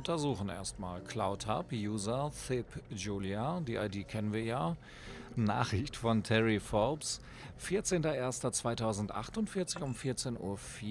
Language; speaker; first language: German; native; German